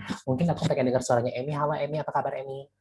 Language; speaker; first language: Indonesian; native; Indonesian